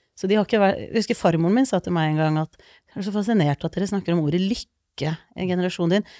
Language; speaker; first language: Norwegian; early bilingual, other home language; Icelandic